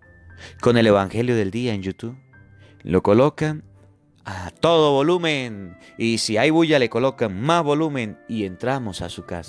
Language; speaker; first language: Spanish; native; Spanish